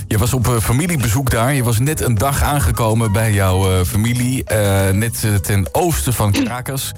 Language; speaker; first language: Dutch; non-native, local second language; Papiamento